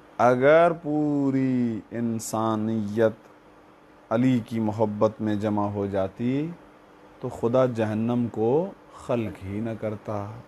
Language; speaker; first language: Urdu; non-native, local second language; Sindhi